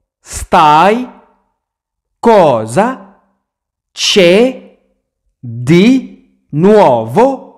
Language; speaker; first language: Italian; non-native, fluent; Arabic